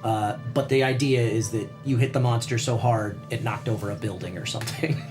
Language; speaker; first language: English; native; English